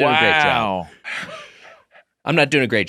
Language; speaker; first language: English; native; English